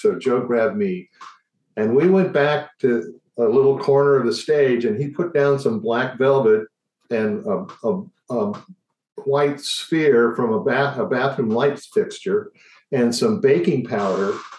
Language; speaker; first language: English; native; English